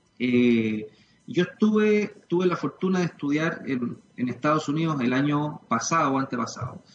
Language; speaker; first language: Spanish; native; Spanish